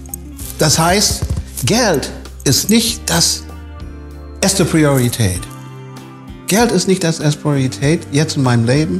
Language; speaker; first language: German; non-native, fluent; English